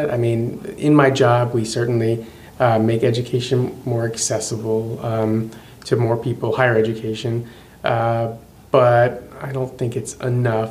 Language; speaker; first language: English; native; English